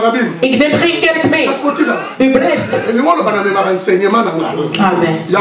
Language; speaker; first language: Dutch; non-native, learner; Lingala